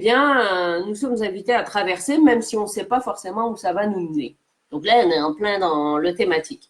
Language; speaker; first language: French; native; French